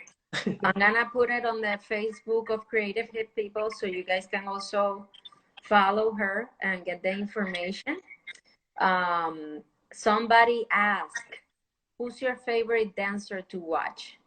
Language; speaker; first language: English; non-native, fluent; Spanish